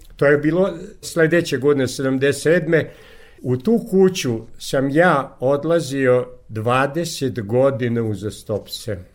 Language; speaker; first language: Serbian; native; Serbian